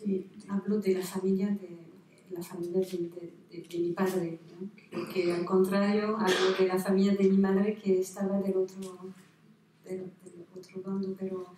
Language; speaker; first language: Spanish; non-native, fluent; French